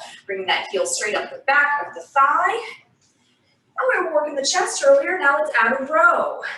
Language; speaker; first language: English; native; English